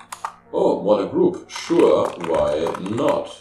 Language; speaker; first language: English; non-native, learner; German